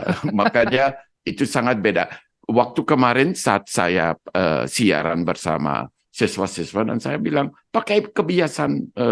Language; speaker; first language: Indonesian; non-native, fluent; Dutch